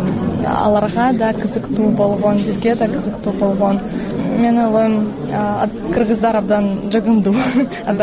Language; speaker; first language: Kyrgyz; non-native, learner; Russian